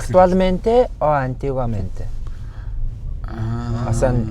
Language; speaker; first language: Spanish; early bilingual, other home language; Mongolian